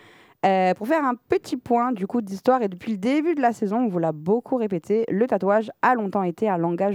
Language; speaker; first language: French; native; French